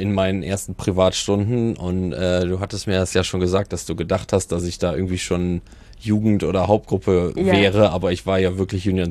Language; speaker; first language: German; native; German